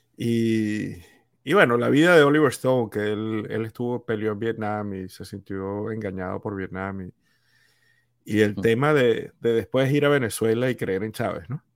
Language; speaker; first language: Spanish; native; Spanish